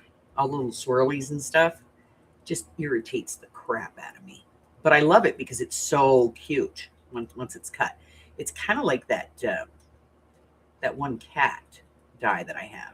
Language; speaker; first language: English; native; English